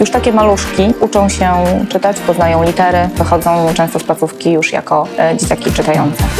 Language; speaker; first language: Polish; native; Polish